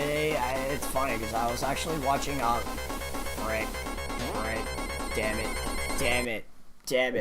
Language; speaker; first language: English; native; English